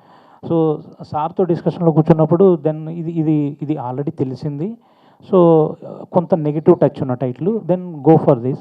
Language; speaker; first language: Telugu; native; Telugu